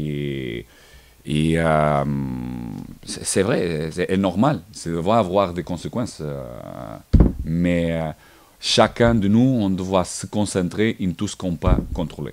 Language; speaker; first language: French; non-native, learner; Portuguese